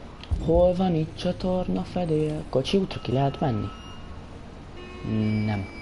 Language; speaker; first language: Hungarian; native; Hungarian